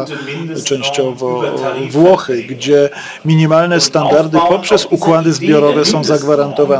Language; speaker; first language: Polish; native; Polish